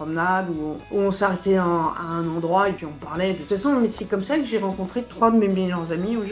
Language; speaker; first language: French; native; French